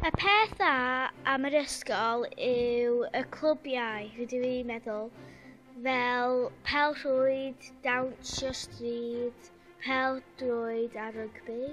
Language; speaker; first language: Welsh; non-native, local second language; English